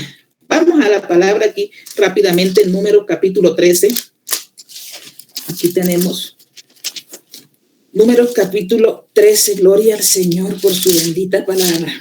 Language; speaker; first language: Spanish; native; Spanish